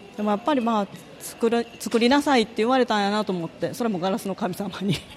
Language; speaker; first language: Japanese; native; Japanese